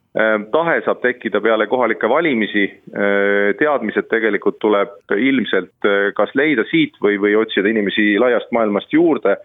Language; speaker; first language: Estonian; native; Estonian